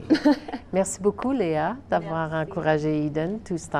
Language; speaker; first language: French; native; French